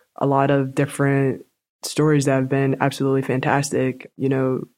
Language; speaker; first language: English; native; English